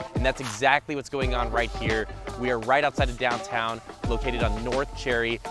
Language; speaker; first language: English; native; English